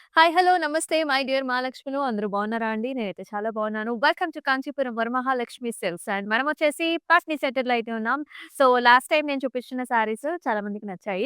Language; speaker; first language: Telugu; native; Telugu